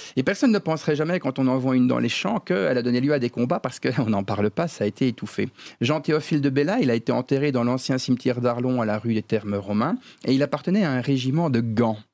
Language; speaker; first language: French; native; French